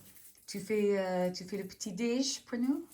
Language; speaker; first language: French; non-native, local second language; English